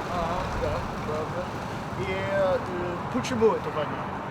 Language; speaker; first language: Russian; non-native, learner; English